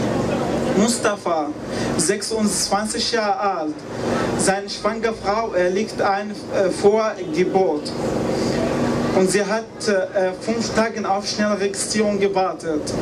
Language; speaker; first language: German; non-native, learner; Arabic